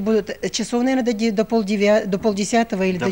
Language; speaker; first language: Russian; native; Russian